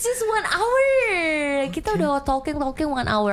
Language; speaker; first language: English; non-native, learner; Indonesian